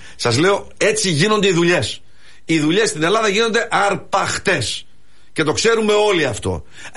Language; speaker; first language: Greek; early bilingual, heritage; Greek